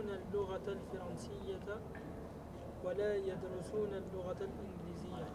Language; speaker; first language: Arabic; non-native, learner; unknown